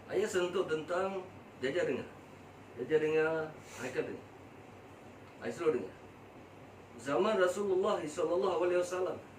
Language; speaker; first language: Malay; native; Malay